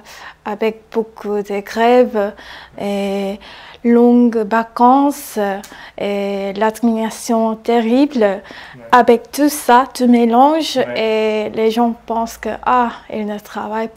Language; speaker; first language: French; non-native, learner; Korean